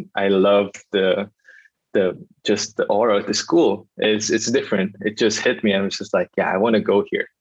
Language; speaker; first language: English; non-native, local second language; Filipino